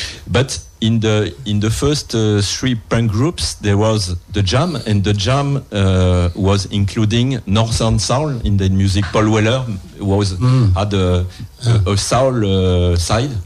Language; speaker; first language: English; non-native, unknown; French